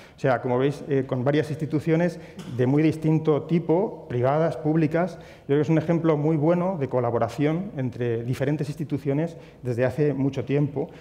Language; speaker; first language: Spanish; native; Spanish